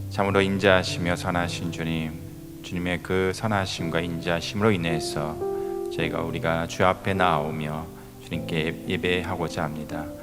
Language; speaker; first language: Korean; native; Korean